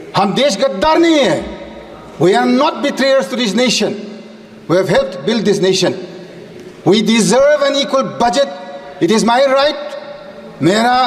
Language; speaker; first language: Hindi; non-native, local second language; Manipuri